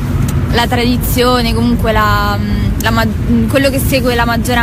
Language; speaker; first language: Italian; early bilingual, other home language; Arabic